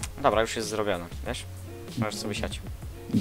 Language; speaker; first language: Polish; native; Polish